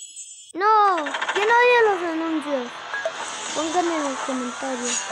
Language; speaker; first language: Spanish; native; Spanish